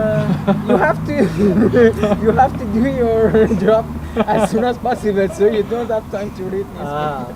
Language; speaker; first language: English; non-native, learner; Persian